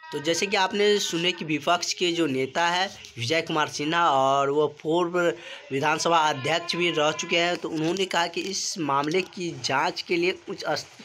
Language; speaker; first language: Hindi; native; Hindi